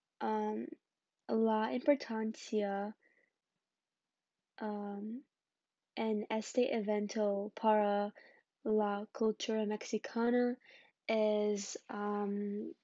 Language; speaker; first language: Spanish; non-native, learner; English